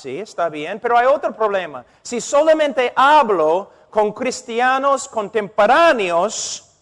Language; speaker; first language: Spanish; non-native, fluent; English